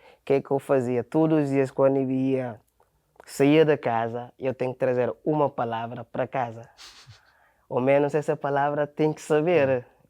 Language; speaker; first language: Portuguese; non-native, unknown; Akan